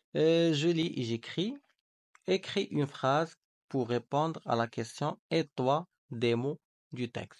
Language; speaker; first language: French; non-native, local second language; Arabic